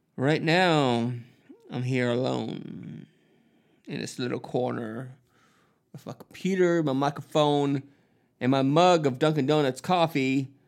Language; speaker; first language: English; native; English